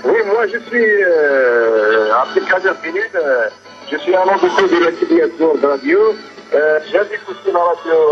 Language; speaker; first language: French; non-native, local second language; Arabic